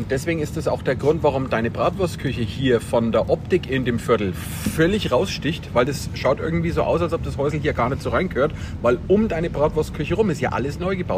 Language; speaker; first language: German; native; German